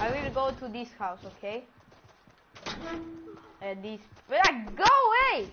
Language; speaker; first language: English; non-native, learner; Greek